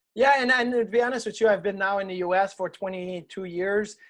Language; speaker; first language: English; native; English